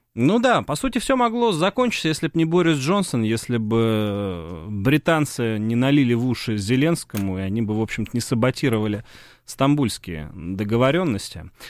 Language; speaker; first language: Russian; native; Russian